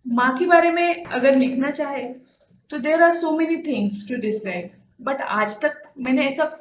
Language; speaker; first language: Hindi; non-native, local second language; Marathi